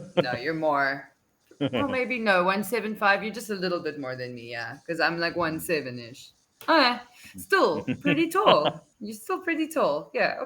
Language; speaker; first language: English; non-native, fluent; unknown